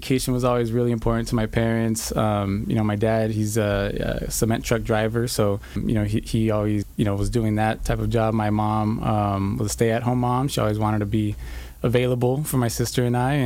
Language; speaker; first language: English; native; English